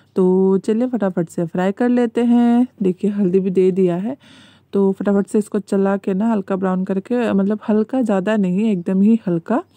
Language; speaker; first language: Hindi; native; Hindi